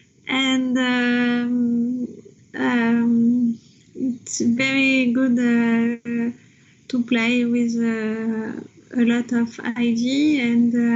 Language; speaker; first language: English; non-native, learner; French